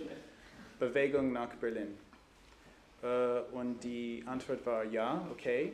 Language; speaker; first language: German; non-native, learner; English